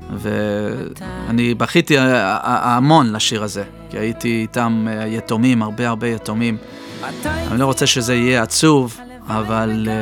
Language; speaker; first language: Hebrew; early bilingual, heritage; Hebrew